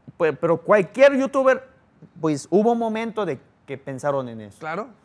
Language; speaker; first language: Spanish; early bilingual, other home language; Korean